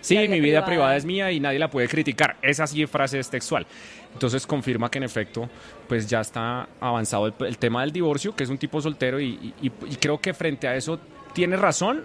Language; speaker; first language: Spanish; native; Spanish